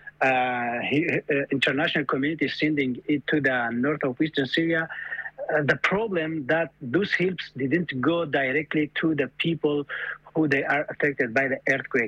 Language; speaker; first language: English; non-native, fluent; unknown